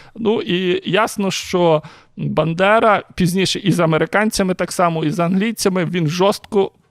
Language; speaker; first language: Ukrainian; native; Ukrainian